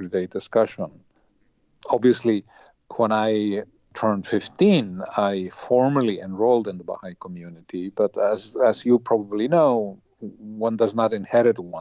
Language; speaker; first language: English; non-native, fluent; Spanish